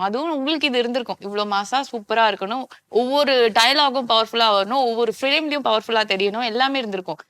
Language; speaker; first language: Tamil; native; Tamil